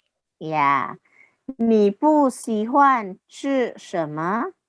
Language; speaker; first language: Chinese; non-native, fluent; Indonesian